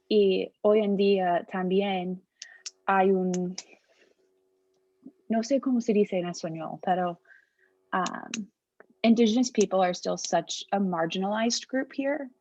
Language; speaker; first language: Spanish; non-native, fluent; English